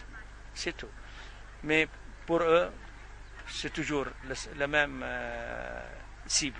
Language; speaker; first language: French; non-native, fluent; Arabic